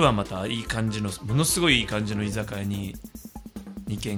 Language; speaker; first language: Japanese; native; Japanese